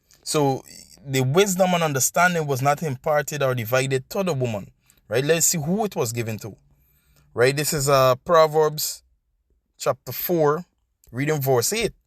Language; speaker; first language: English; native; English